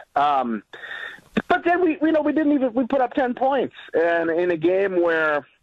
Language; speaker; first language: English; native; English